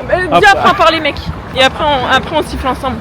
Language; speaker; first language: French; native; French